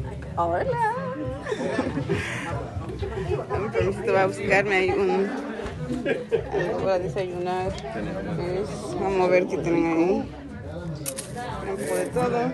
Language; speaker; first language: Spanish; non-native, fluent; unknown